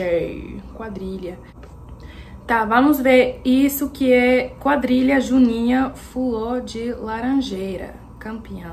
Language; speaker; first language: Portuguese; non-native, fluent; French